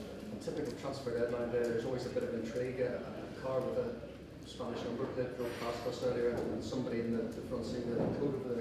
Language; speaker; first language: English; native; English